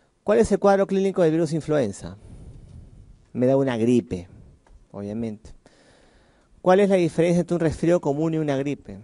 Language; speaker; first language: Spanish; native; Spanish